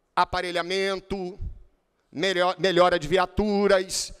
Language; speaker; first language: Portuguese; native; Portuguese